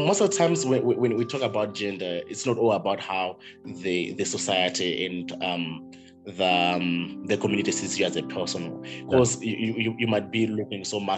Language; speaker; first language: English; non-native, local second language; Nyanja